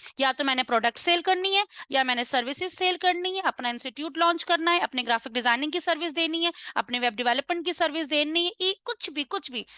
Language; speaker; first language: Urdu; non-native, local second language; Punjabi